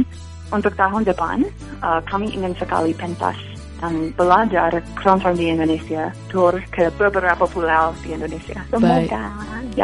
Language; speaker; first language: Indonesian; non-native, fluent; English